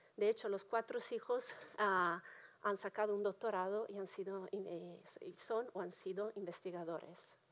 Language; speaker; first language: Spanish; non-native, fluent; Italian